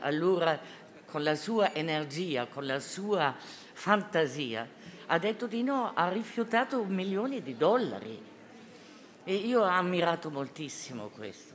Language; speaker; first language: Italian; non-native, fluent; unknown